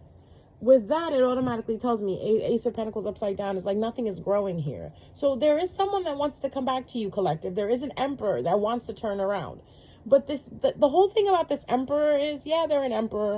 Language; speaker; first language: English; native; English